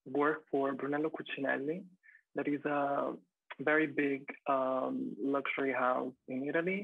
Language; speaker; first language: English; non-native, fluent; Italian